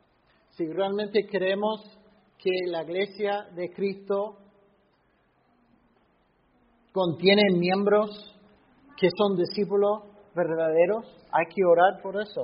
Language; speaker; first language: Spanish; non-native, fluent; English